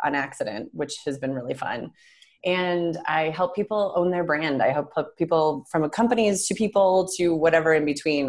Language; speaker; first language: English; native; English